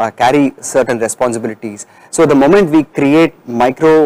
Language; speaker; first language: English; non-native, local second language; Tamil